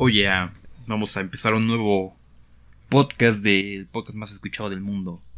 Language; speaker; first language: Spanish; native; Spanish